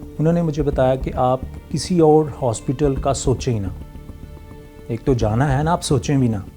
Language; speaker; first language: Urdu; non-native, local second language; Punjabi